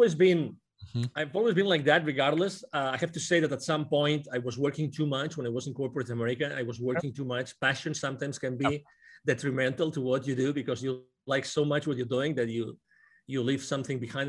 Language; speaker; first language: English; non-native, fluent; Spanish